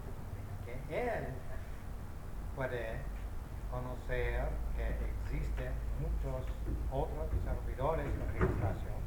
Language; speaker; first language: Spanish; non-native, fluent; English